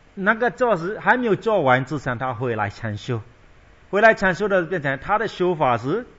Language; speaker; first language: Chinese; non-native, fluent; Burmese